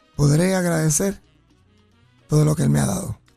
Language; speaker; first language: Spanish; native; Spanish